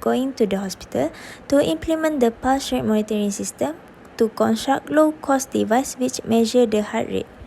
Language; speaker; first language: English; non-native, local second language; Malay